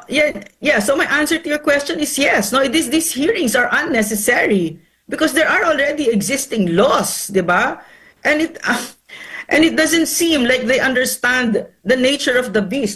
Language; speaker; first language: English; non-native, local second language; Filipino